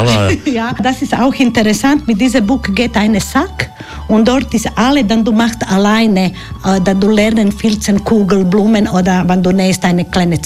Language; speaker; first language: German; non-native, learner; Croatian